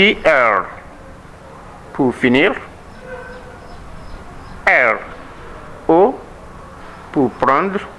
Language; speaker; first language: French; non-native, learner; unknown